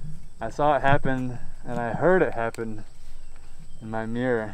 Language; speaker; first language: English; native; English